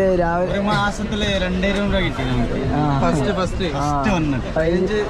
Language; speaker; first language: Malayalam; non-native, learner; Bangla